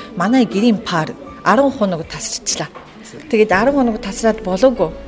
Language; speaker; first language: Mongolian; non-native, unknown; Japanese